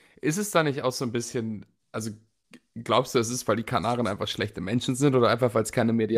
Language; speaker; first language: German; native; German